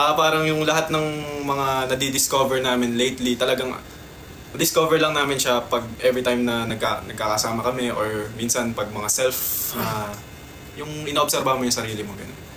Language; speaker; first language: Filipino; native; Filipino